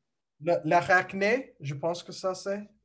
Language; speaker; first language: French; non-native, learner; English